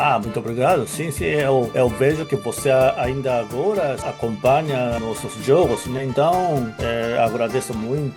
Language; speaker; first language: Portuguese; non-native, fluent; Japanese